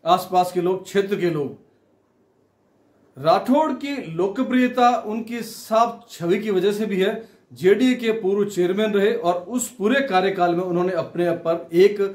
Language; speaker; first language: Hindi; native; Hindi